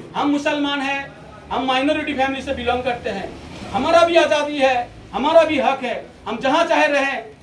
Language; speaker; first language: Hindi; non-native, local second language; Bangla